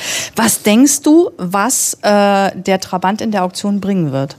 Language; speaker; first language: German; native; German